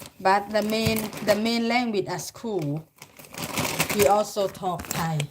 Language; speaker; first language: English; non-native, learner; Lao